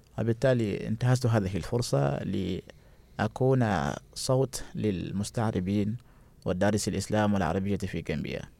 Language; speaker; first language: Arabic; non-native, fluent; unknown